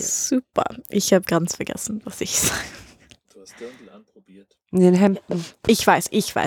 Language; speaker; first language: German; non-native, learner; English